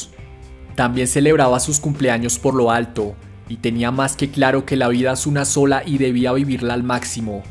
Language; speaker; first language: Spanish; native; Spanish